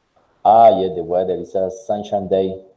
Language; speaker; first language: English; non-native, learner; Spanish